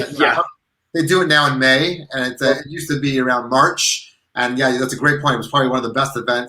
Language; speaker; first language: English; native; English